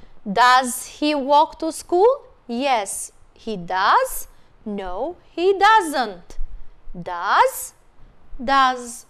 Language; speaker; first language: English; non-native, fluent; Albanian